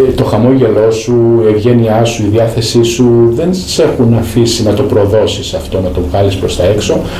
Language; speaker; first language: Greek; native; Greek